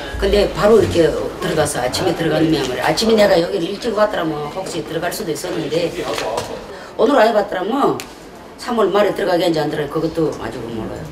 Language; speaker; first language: Korean; non-native, learner; Russian